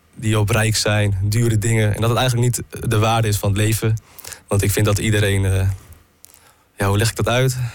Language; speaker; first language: Dutch; native; Dutch